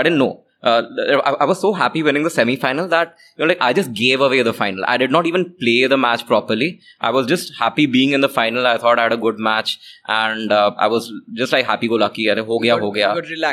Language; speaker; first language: English; non-native, local second language; Hindi